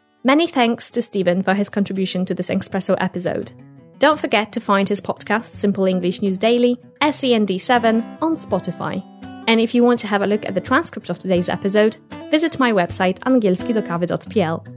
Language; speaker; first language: English; non-native, fluent; Polish